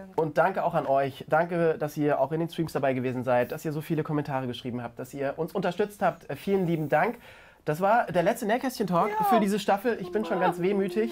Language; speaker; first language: German; native; German